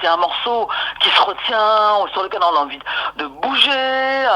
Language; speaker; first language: French; native; French